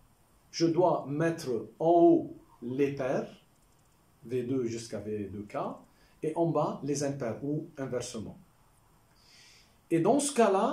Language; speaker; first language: French; non-native, local second language; Arabic